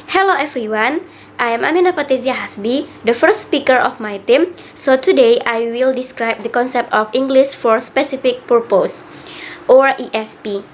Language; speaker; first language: English; non-native, learner; Indonesian